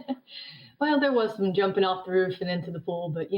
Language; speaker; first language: English; native; English